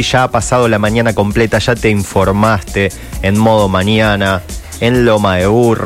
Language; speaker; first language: Spanish; native; Spanish